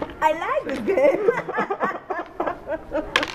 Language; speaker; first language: English; non-native, learner; Albanian